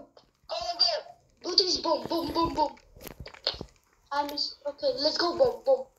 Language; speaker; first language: English; non-native, learner; Russian